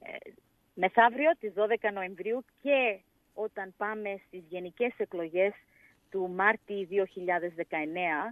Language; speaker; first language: Greek; early bilingual, heritage; English